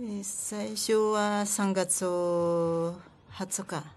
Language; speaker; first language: Japanese; non-native, learner; Filipino